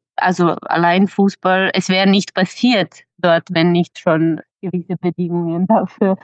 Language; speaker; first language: German; non-native, fluent; Serbian